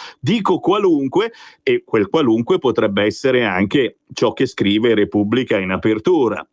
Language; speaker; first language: Italian; native; Italian